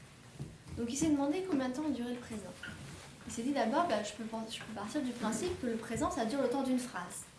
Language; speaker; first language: French; native; French